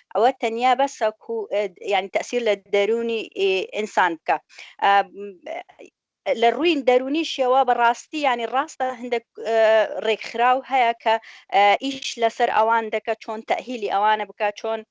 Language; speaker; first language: Central Kurdish; non-native, local second language; Kurdish